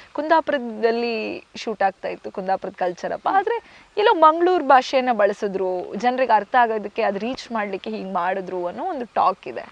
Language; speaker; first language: Kannada; native; Kannada